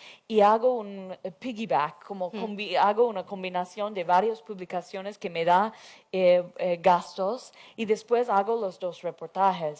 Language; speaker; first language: Spanish; non-native, fluent; English